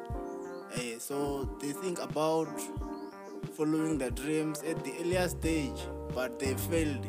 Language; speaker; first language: English; non-native, local second language; Venda